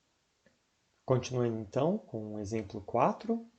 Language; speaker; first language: Portuguese; native; Portuguese